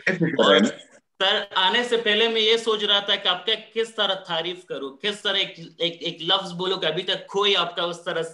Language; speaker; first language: Hindi; non-native, learner; Persian